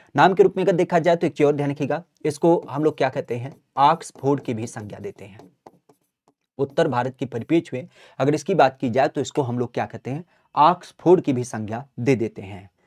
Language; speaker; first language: Hindi; native; Hindi